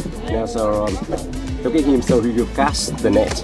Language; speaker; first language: English; non-native, learner; Vietnamese